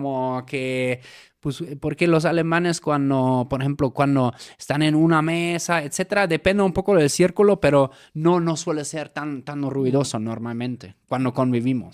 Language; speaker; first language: Spanish; native; Spanish